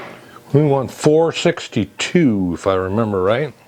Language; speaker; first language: English; native; English